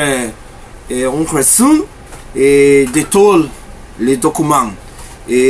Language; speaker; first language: French; non-native, learner; Spanish